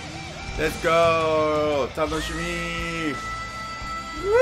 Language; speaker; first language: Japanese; non-native, learner; English